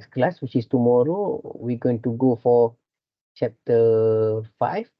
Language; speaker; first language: English; non-native, local second language; Malay